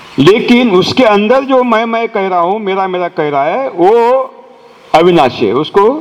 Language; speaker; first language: Hindi; non-native, local second language; Marathi